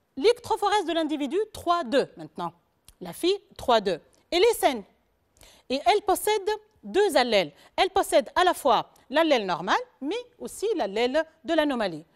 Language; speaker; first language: French; non-native, local second language; Arabic